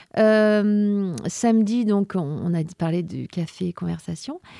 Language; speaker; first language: French; native; French